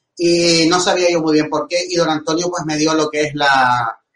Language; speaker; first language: Spanish; native; Spanish